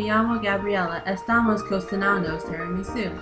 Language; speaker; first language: Spanish; non-native, learner; English